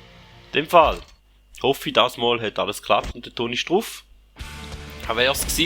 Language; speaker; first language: German; native; German